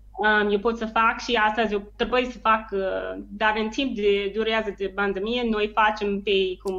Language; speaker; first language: Romanian; non-native, learner; English